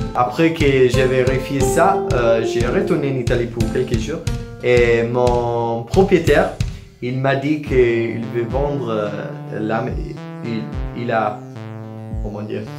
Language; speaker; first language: French; non-native, learner; Italian